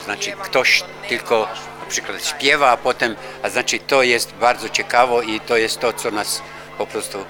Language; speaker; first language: Polish; non-native, learner; Croatian